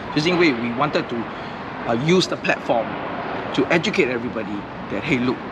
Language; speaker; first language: English; non-native, local second language; Chinese